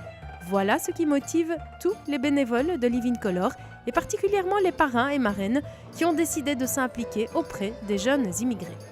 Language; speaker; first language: French; native; French